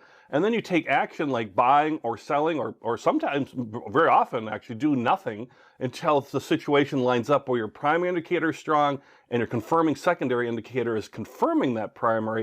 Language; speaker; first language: English; native; English